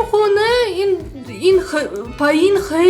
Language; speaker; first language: Persian; non-native, learner; Russian